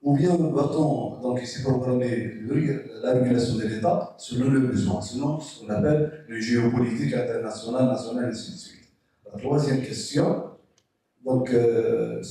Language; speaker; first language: French; non-native, local second language; Arabic